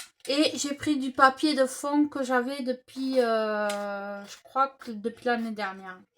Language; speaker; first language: French; native; French